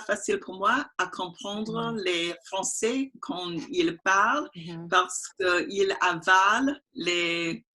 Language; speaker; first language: French; non-native, learner; English